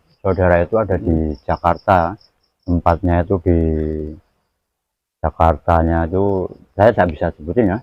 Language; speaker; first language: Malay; non-native, local second language; Javanese